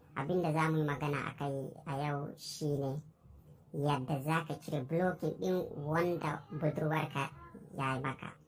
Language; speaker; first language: Hausa; non-native, local second language; Fula